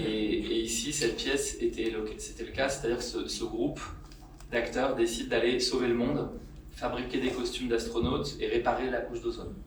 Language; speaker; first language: French; native; French